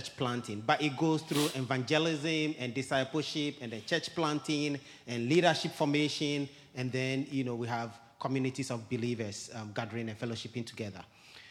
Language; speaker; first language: English; non-native, local second language; Ewe